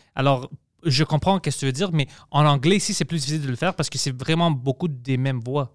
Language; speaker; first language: French; non-native, local second language; English